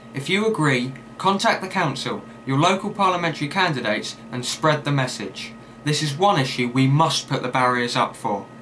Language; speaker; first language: English; native; English